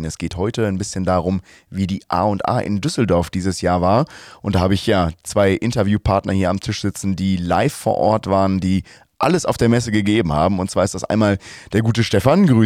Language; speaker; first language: German; native; German